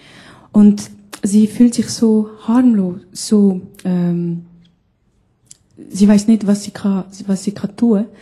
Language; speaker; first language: German; non-native, fluent; Albanian